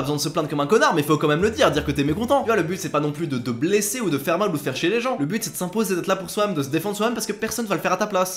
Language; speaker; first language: French; native; French